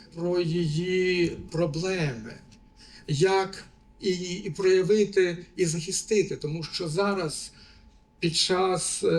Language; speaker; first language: Ukrainian; native; Ukrainian